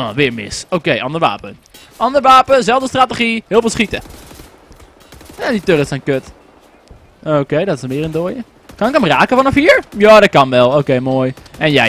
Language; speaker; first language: Dutch; native; Dutch